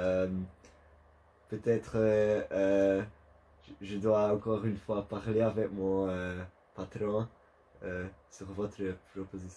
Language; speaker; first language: French; non-native, learner; Dutch